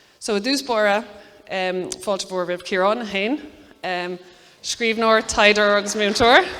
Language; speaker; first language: Irish; native; Irish